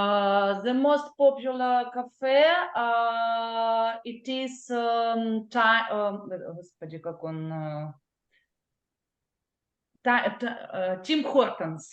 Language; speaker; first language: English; non-native, learner; Russian